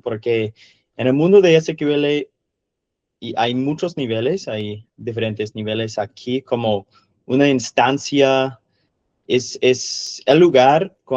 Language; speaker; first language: Spanish; non-native, learner; English